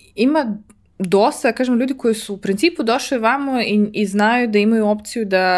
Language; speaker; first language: Serbian; early bilingual, heritage; Serbian